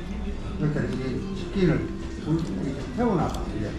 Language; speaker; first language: Korean; native; Korean